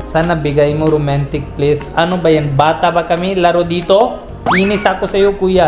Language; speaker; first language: Filipino; non-native, learner; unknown